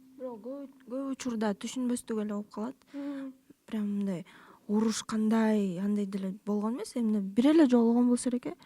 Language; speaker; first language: Kyrgyz; native; Kyrgyz